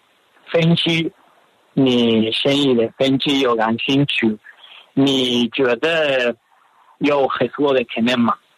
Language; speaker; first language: Chinese; non-native, learner; Spanish